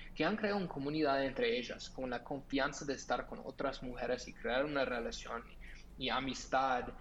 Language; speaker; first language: Spanish; non-native, fluent; English